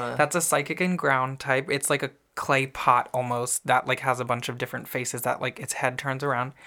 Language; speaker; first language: English; native; English